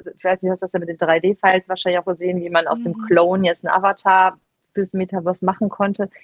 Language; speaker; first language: German; native; German